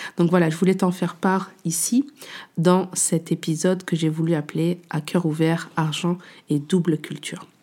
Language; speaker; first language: French; native; French